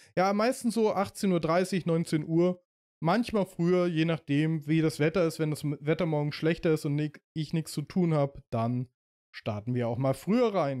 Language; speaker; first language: German; native; German